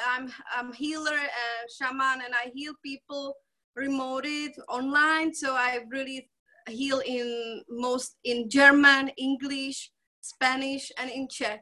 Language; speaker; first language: English; non-native, fluent; Czech